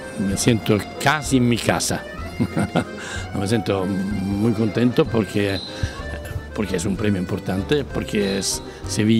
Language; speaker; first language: Spanish; non-native, learner; Italian